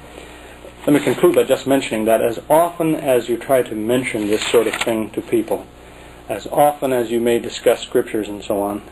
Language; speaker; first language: English; native; English